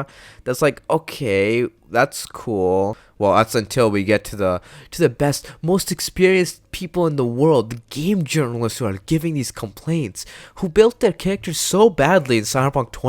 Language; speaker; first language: English; native; English